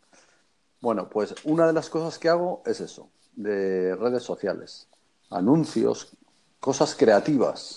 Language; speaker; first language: Spanish; native; Spanish